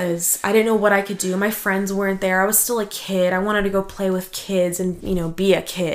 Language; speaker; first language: English; early bilingual, other home language; Russian